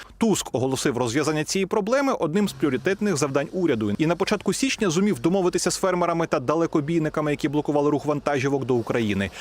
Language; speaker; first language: Ukrainian; native; Ukrainian